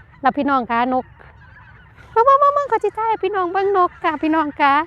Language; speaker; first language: Thai; non-native, local second language; Lao